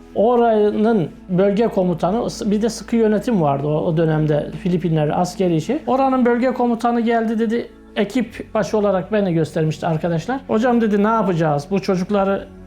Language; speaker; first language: Turkish; native; Turkish